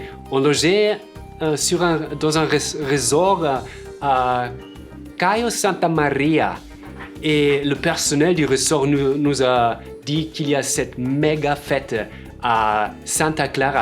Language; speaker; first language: French; non-native, fluent; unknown